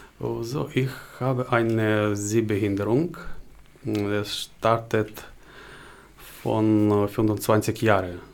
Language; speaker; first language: German; non-native, learner; Ukrainian